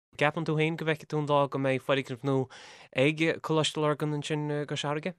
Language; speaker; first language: Irish; native; Irish